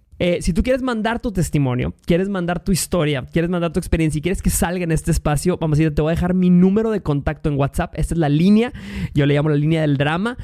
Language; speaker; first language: Spanish; native; Spanish